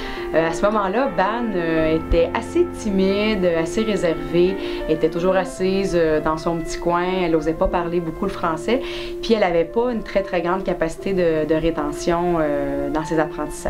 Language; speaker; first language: French; native; French